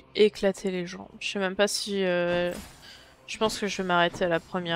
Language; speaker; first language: French; native; French